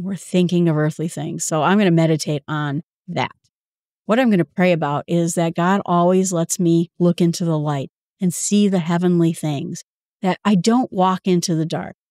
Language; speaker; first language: English; native; English